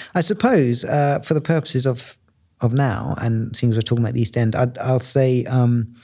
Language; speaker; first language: English; native; English